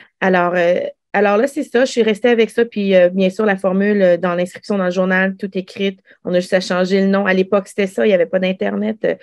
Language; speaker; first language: French; early bilingual, other home language; Lao